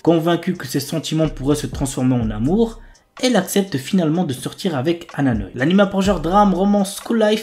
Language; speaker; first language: French; native; French